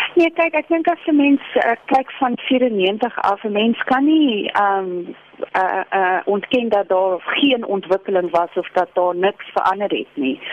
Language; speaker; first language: Afrikaans; non-native, local second language; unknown